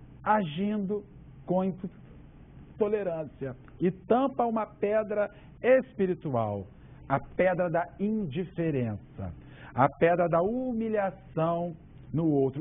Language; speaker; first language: Portuguese; native; Portuguese